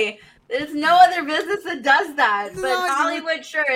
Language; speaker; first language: English; native; English